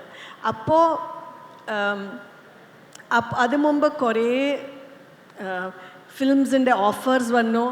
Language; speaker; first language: Malayalam; non-native, fluent; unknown